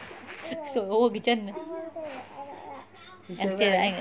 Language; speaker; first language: Vietnamese; native; Vietnamese